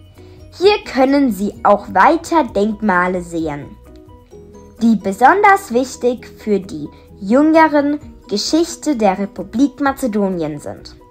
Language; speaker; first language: German; non-native, fluent; Macedonian